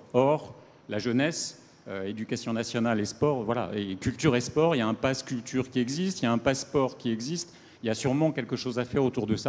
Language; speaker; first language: French; native; French